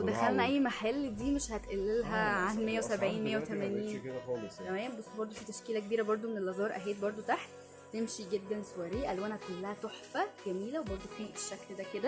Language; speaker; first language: Arabic; native; Arabic